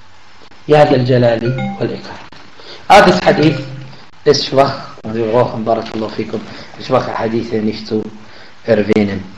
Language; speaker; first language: German; non-native, learner; Arabic